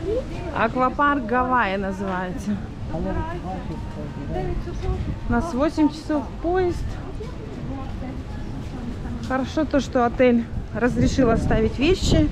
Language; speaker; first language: Russian; native; Russian